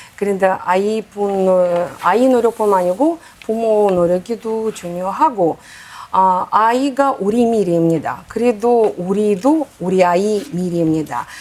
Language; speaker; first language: Korean; non-native, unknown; Uzbek